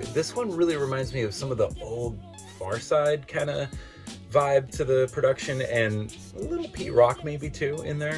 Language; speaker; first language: English; native; English